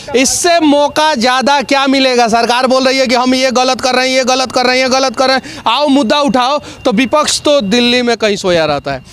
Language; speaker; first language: Hindi; native; Hindi